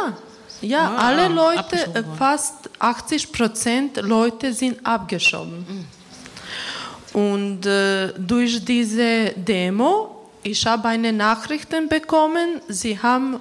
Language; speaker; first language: German; non-native, learner; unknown